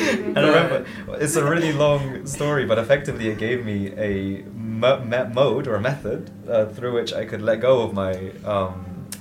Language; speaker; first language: English; native; English